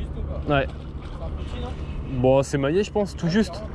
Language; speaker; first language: French; native; French